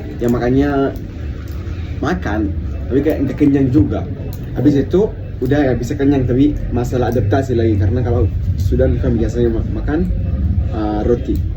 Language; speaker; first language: Indonesian; non-native, fluent; Arabic